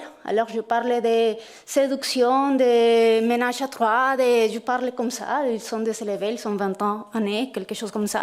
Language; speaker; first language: French; non-native, fluent; Spanish